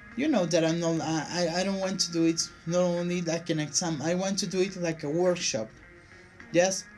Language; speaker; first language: English; non-native, fluent; Spanish